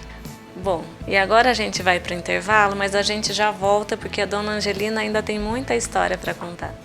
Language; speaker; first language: Portuguese; native; Portuguese